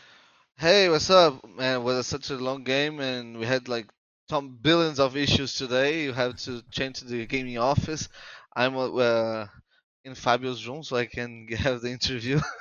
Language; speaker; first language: English; non-native, fluent; Portuguese